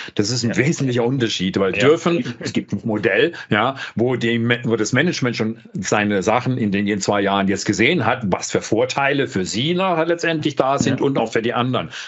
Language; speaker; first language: German; native; German